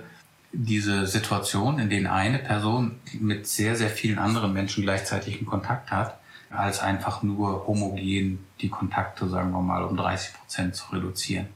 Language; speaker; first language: German; native; German